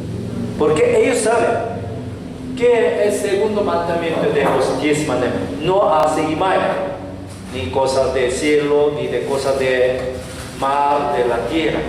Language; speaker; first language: Spanish; non-native, learner; Korean